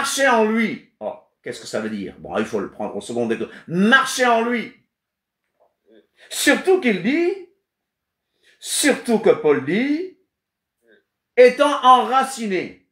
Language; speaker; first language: French; non-native, fluent; Kabuverdianu